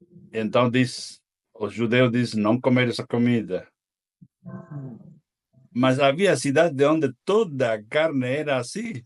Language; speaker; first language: Portuguese; non-native, fluent; Spanish